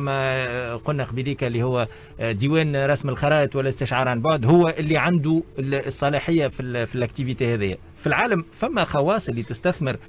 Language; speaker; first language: Arabic; native; Arabic